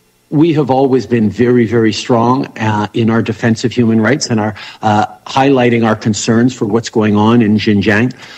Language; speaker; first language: English; early bilingual, other home language; French